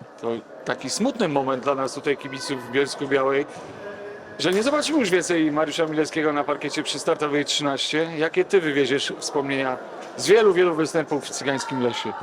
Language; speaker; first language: Polish; native; Polish